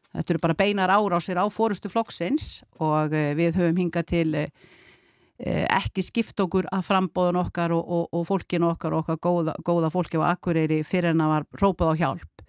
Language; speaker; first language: Icelandic; native; Icelandic